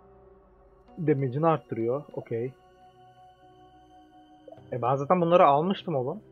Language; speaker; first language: Turkish; native; Turkish